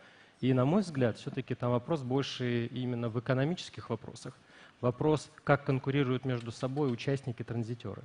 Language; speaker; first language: Russian; native; Russian